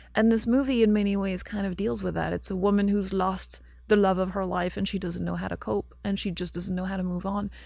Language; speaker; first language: English; non-native, fluent; French